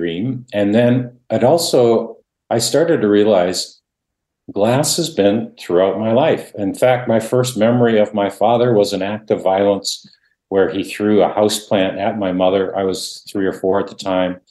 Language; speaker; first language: English; non-native, fluent; Dutch